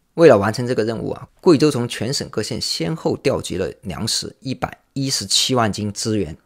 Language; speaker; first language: Chinese; native; Chinese